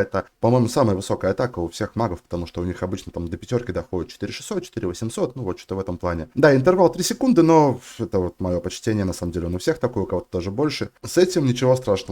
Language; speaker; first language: Russian; native; Russian